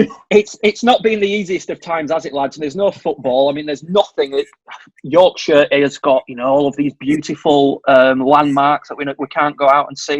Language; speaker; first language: English; native; English